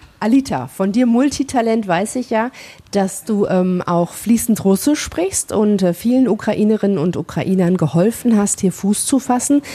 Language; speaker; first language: German; native; German